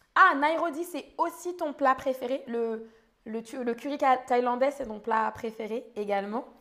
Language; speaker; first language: French; native; French